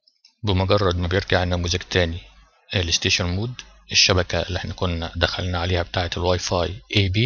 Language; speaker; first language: Arabic; native; Arabic